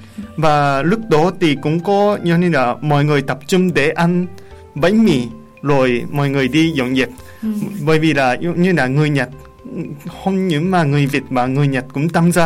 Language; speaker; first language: Vietnamese; non-native, learner; Japanese